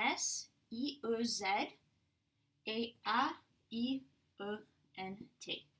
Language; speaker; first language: French; non-native, learner; English